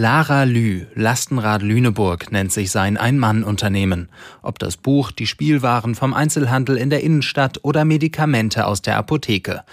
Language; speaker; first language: German; native; German